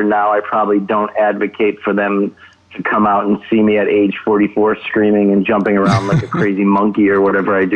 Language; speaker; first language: English; native; English